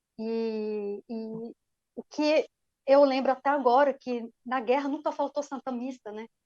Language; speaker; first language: Portuguese; non-native, fluent; Arabic